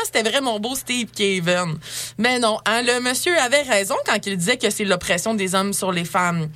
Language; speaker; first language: French; native; French